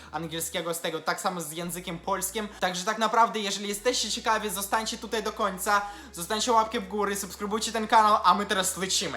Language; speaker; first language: Polish; non-native, fluent; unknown